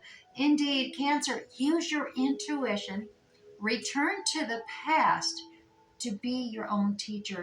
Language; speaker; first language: English; native; English